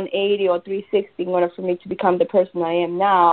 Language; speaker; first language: English; early bilingual, other home language; Spanish